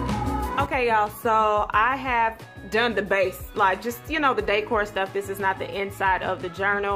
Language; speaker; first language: English; native; English